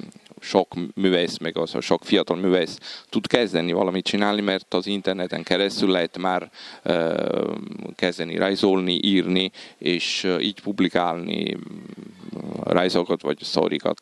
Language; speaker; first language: Hungarian; non-native, fluent; Italian